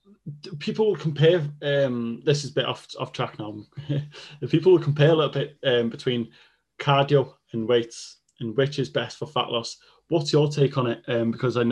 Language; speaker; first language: English; non-native, local second language; Welsh